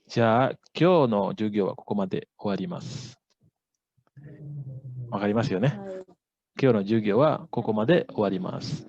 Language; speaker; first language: Japanese; non-native, fluent; Indonesian